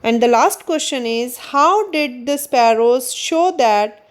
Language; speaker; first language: English; non-native, local second language; Punjabi